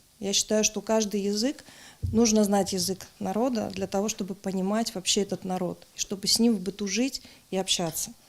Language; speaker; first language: Russian; native; Russian